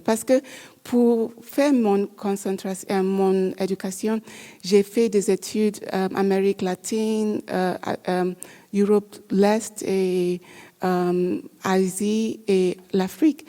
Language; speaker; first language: French; non-native, learner; English